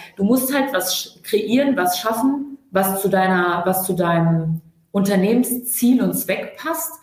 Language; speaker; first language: German; early bilingual, other home language; Turkish